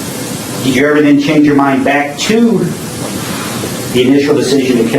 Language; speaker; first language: English; native; English